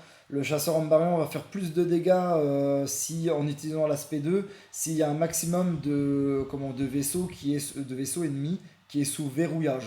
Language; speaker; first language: French; native; French